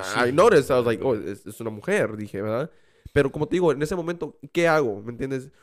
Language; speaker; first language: Spanish; early bilingual, heritage; Spanish